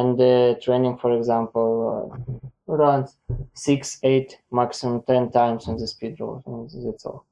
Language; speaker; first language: English; non-native, learner; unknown